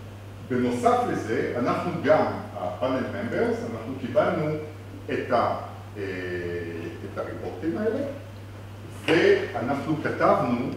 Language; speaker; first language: Hebrew; non-native, fluent; French